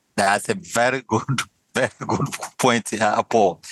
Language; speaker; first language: English; non-native, fluent; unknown